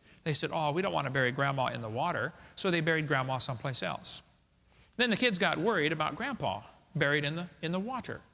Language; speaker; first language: English; native; English